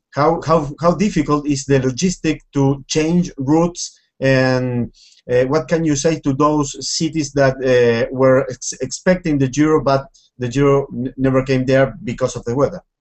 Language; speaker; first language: English; non-native, fluent; Spanish